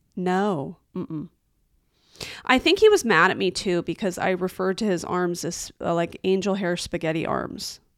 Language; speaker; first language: English; native; English